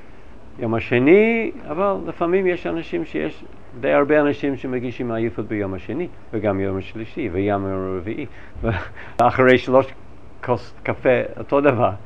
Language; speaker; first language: Hebrew; non-native, fluent; English